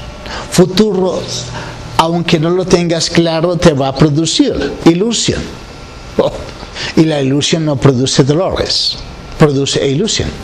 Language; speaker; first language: Spanish; native; Spanish